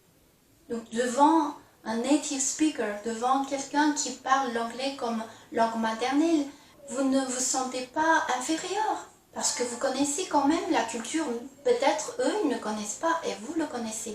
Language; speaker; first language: French; non-native, fluent; Chinese